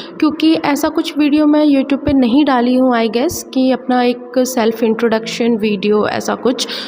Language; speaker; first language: Hindi; non-native, local second language; Malayalam